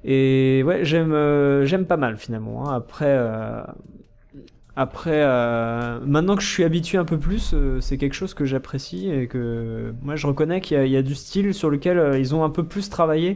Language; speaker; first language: French; native; French